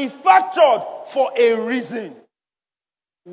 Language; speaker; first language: English; non-native, local second language; Bini